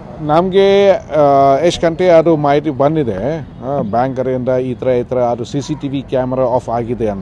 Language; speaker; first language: Kannada; non-native, learner; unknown